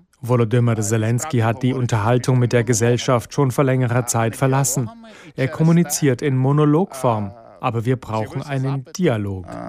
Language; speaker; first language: German; native; German